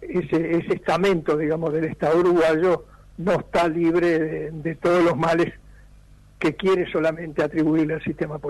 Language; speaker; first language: Spanish; native; Spanish